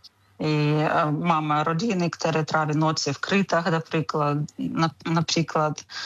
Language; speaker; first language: Czech; non-native, learner; Ukrainian